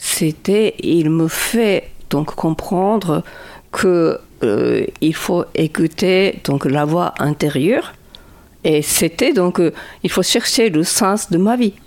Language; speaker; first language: French; non-native, fluent; Japanese